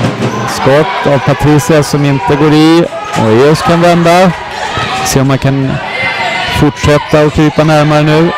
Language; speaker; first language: Swedish; native; Swedish